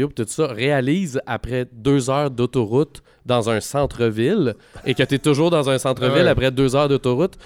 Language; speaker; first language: French; native; French